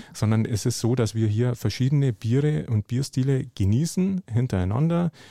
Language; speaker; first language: German; native; German